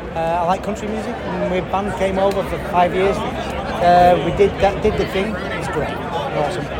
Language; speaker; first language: English; native; English